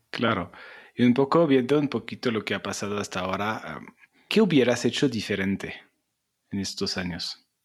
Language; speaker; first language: Spanish; non-native, fluent; French